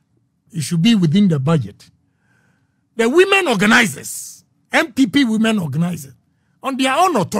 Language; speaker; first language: English; non-native, local second language; Akan